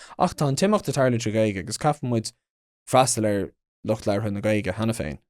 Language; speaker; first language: Irish; non-native, local second language; English